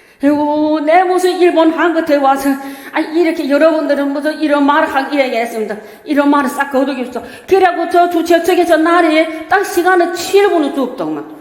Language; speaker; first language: Korean; native; Korean